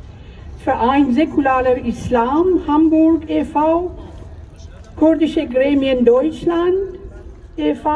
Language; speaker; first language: German; non-native, fluent; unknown